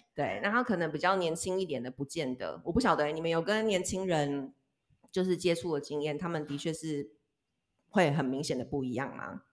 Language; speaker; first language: Chinese; native; Chinese